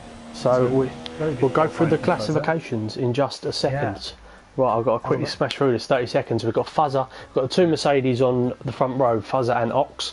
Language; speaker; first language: English; native; English